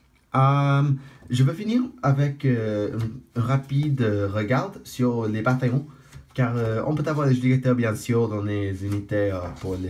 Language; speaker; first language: French; non-native, fluent; English